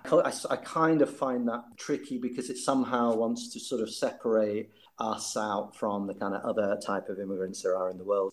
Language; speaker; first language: English; native; English